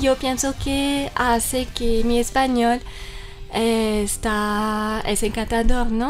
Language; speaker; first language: Spanish; non-native, fluent; French